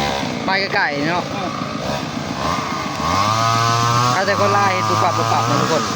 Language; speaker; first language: Thai; non-native, local second language; Lao